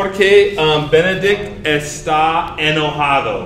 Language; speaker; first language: Spanish; non-native, fluent; English